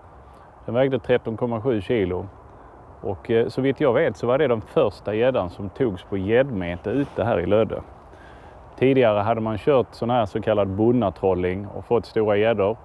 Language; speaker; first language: Swedish; native; Swedish